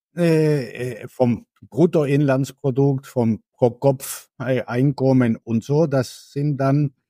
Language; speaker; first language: German; non-native, fluent; Spanish